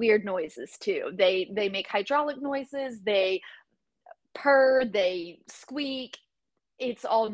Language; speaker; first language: English; native; English